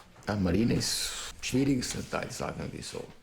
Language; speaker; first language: German; non-native, fluent; Portuguese